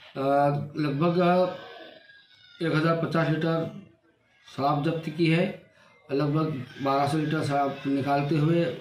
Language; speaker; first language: Hindi; native; Hindi